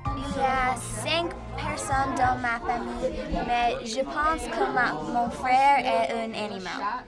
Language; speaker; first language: French; non-native, learner; English